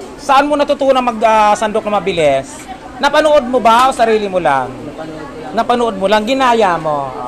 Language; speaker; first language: Filipino; native; Filipino